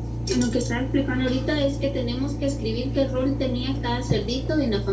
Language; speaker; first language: Spanish; native; Spanish